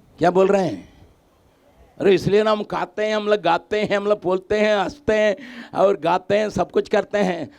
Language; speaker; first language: Hindi; non-native, local second language; Tamil